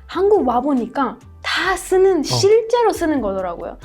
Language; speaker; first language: Korean; non-native, fluent; Persian